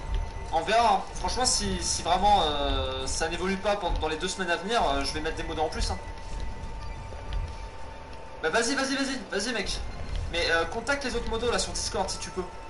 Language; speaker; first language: French; native; French